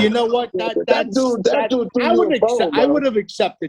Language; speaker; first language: English; native; English